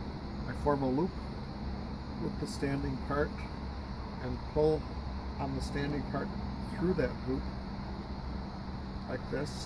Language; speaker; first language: English; native; English